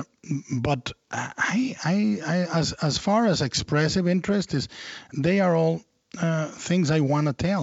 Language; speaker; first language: English; non-native, fluent; Spanish